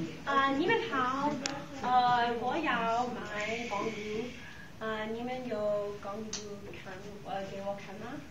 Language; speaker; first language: Chinese; non-native, learner; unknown